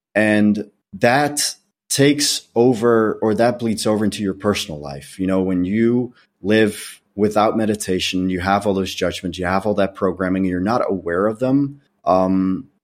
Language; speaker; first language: English; non-native, fluent; Dutch